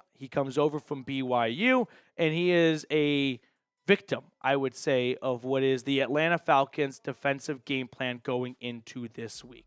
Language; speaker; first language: English; native; English